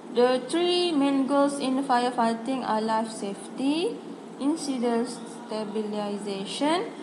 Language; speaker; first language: English; non-native, local second language; Malay